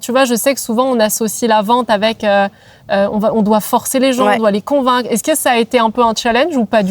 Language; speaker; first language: French; native; French